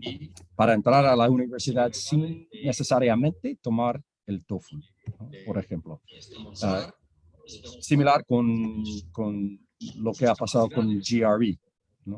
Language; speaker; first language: Spanish; non-native, fluent; English